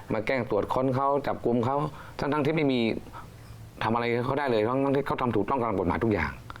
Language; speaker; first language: Thai; native; Thai